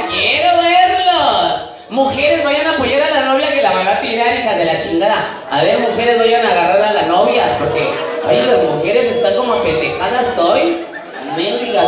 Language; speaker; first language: Spanish; native; Spanish